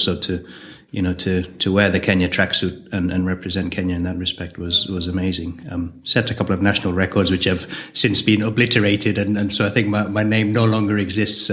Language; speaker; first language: English; native; English